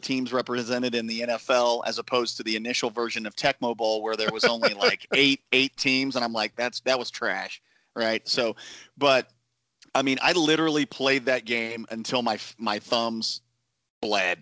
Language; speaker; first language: English; native; English